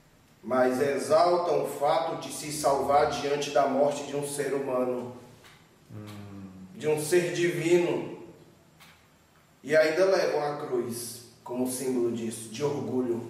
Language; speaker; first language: Portuguese; native; Portuguese